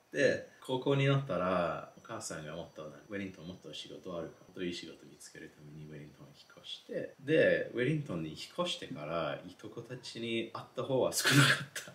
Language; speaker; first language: Japanese; non-native, fluent; English